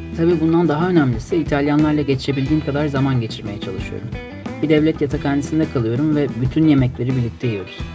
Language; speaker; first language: Turkish; native; Turkish